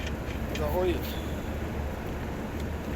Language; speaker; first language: Arabic; native; Arabic